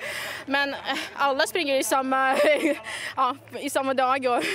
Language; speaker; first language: Swedish; non-native, fluent; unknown